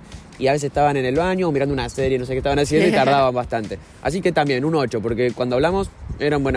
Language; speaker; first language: Spanish; native; Spanish